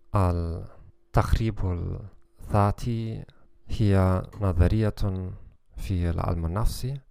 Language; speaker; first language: Arabic; non-native, learner; German